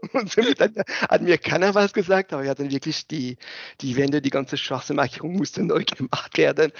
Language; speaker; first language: German; non-native, fluent; French